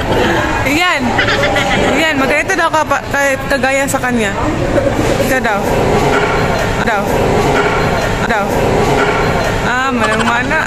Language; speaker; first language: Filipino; non-native, local second language; Cebuano